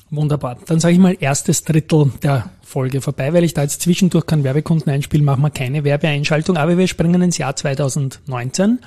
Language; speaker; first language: German; native; German